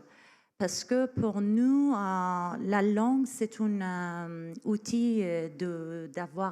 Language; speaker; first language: French; non-native, fluent; Persian